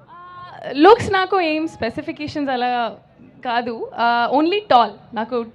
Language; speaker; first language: Telugu; non-native, learner; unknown